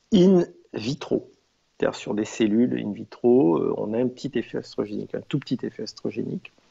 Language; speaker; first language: French; native; French